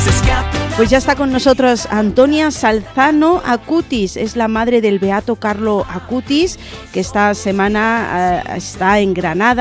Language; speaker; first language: Spanish; native; Spanish